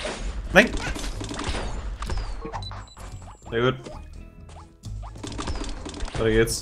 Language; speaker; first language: German; native; German